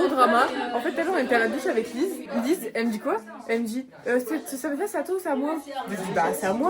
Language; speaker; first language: French; native; French